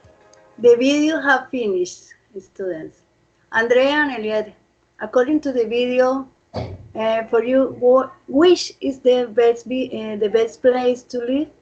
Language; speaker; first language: English; non-native, fluent; Spanish